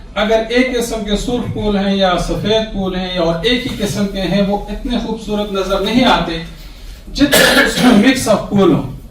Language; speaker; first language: Urdu; non-native, local second language; Pashto